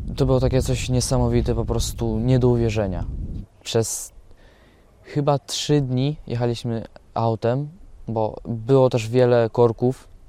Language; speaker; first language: Polish; early bilingual, other home language; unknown